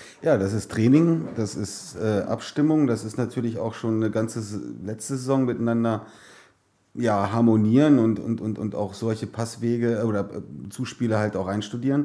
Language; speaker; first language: German; native; German